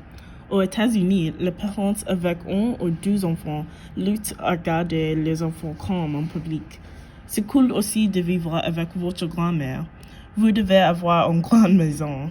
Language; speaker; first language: French; non-native, learner; English